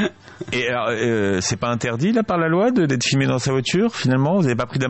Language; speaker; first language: French; native; French